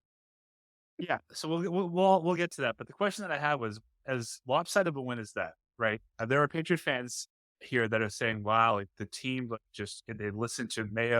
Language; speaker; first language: English; native; English